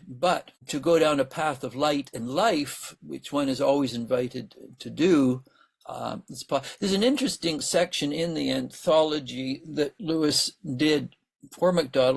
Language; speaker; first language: English; native; English